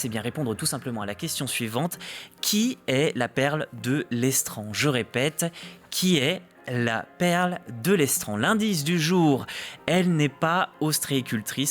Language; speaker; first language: French; native; French